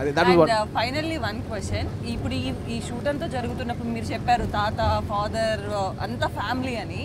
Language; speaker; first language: Telugu; native; Telugu